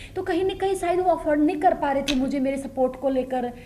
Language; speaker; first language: Hindi; native; Hindi